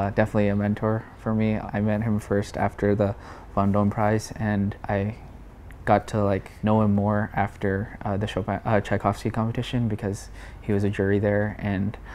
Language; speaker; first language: English; native; English